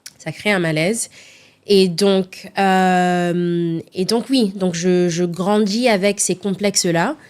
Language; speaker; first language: French; early bilingual, other home language; Lingala